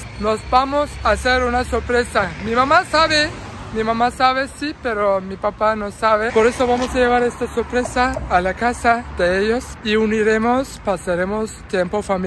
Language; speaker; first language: Spanish; non-native, fluent; Turkish